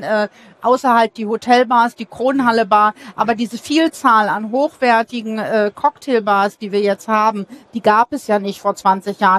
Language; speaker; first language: German; native; German